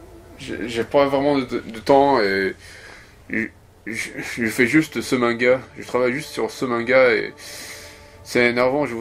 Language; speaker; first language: French; non-native, fluent; Japanese